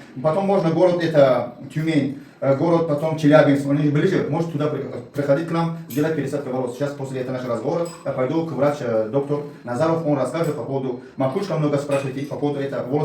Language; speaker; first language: Russian; non-native, learner; Tajik